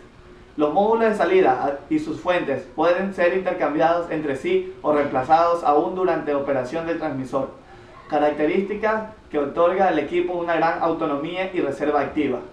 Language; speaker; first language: Spanish; native; Spanish